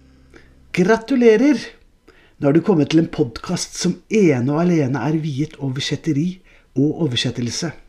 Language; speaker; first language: Norwegian; native; Norwegian